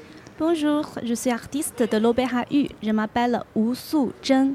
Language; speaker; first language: French; non-native, fluent; Chinese